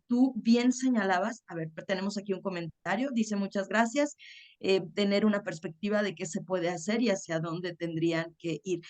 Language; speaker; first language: Spanish; native; Spanish